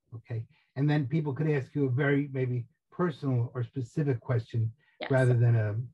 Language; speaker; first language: English; native; English